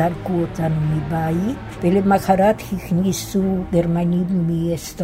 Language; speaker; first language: Hebrew; non-native, fluent; Yiddish